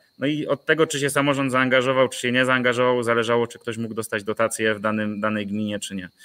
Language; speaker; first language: Polish; native; Polish